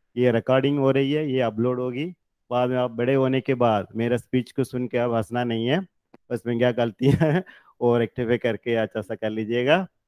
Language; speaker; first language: Hindi; non-native, local second language; Malayalam